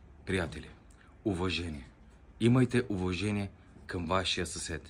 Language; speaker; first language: Bulgarian; non-native, local second language; Turkish